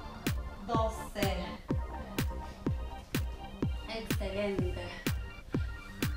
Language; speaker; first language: Spanish; native; Spanish